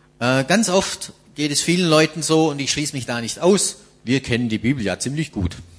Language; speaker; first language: German; native; German